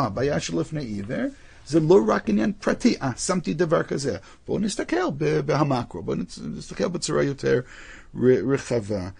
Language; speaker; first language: Hebrew; non-native, fluent; English